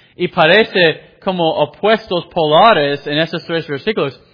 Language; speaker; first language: Spanish; non-native, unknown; English